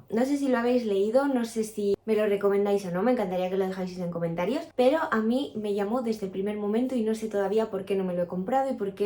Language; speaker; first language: Spanish; native; Spanish